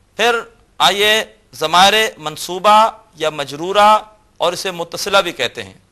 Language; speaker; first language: Urdu; native; Urdu